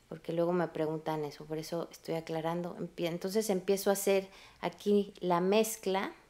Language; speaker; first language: Spanish; native; Spanish